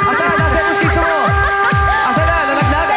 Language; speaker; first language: Filipino; native; Filipino